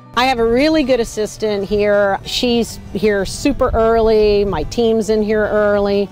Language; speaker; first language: English; native; English